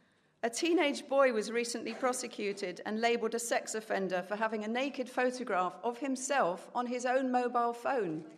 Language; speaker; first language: English; native; English